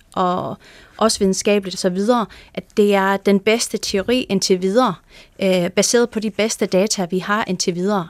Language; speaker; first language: Danish; non-native, fluent; English